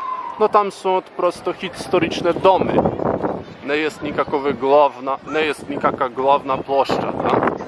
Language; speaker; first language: Polish; non-native, learner; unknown